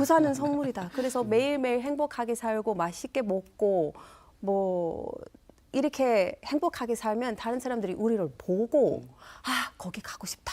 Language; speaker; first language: Korean; non-native, fluent; English